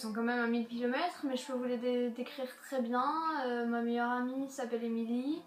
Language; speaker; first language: French; native; French